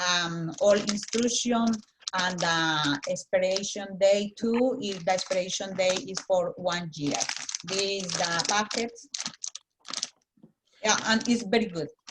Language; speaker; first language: English; non-native, learner; Spanish